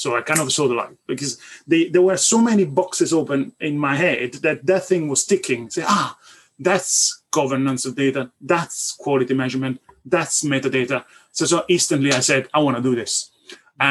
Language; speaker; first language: English; non-native, fluent; Italian